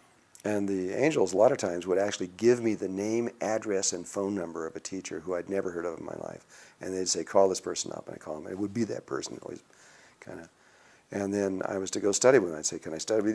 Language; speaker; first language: English; native; English